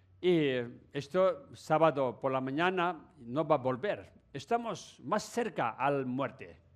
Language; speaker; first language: Spanish; non-native, learner; Tibetan